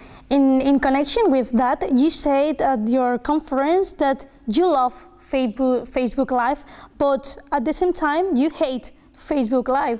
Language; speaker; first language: English; non-native, fluent; Spanish